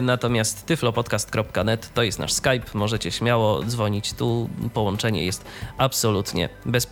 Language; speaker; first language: Polish; native; Polish